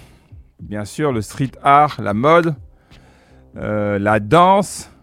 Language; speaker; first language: French; native; French